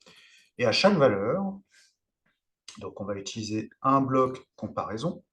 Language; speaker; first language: French; native; French